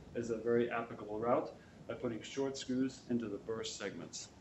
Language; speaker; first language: English; non-native, fluent; German